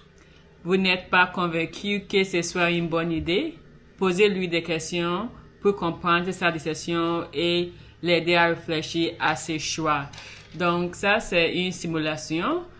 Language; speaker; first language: French; non-native, learner; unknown